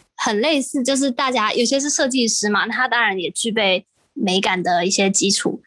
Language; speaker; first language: Chinese; native; Chinese